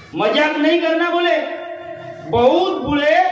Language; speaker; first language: Hindi; non-native, local second language; Marathi